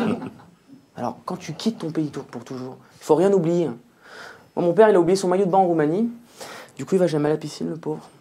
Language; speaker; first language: French; native; French